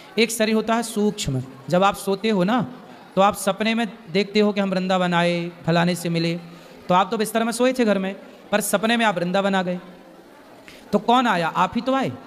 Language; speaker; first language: Hindi; native; Hindi